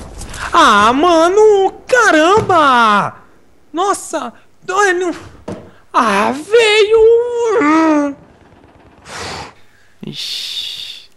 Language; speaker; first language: Portuguese; native; Portuguese